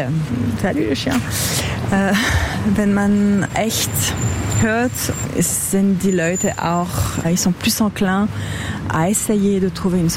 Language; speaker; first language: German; non-native, local second language; French